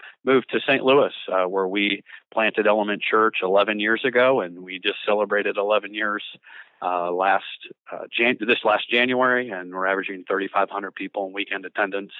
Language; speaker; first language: English; native; English